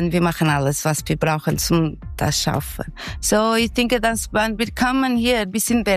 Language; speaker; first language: German; non-native, learner; Portuguese